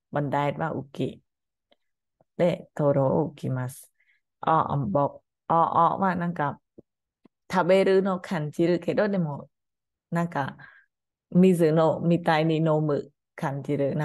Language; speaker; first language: Japanese; non-native, learner; Khmer